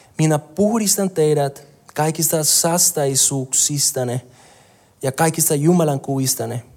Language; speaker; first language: Finnish; non-native, fluent; Spanish